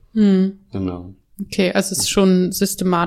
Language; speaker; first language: German; native; German